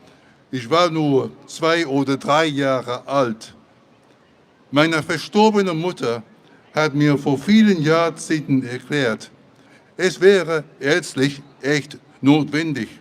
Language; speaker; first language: German; non-native, fluent; English